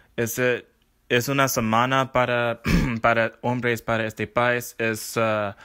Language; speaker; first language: Spanish; non-native, learner; English